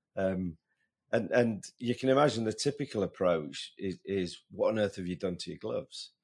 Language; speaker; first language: English; native; English